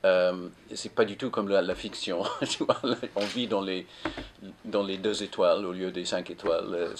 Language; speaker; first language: French; non-native, fluent; English